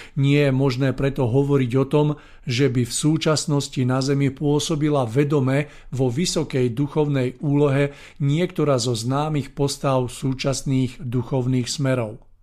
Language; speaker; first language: Slovak; native; Slovak